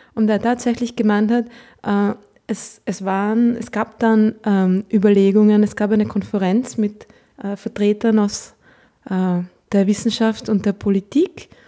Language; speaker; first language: German; native; German